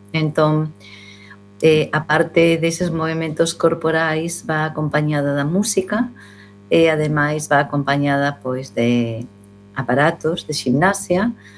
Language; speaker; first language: Galician; non-native, local second language; Spanish